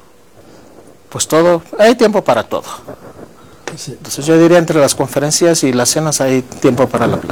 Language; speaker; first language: Spanish; non-native, fluent; Greek